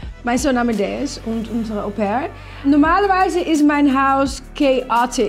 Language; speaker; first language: German; non-native, fluent; Dutch